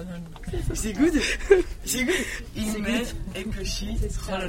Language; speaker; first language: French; non-native, learner; Greek